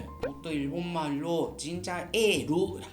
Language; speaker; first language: Korean; non-native, learner; Japanese